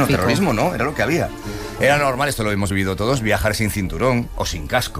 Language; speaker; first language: Spanish; native; Spanish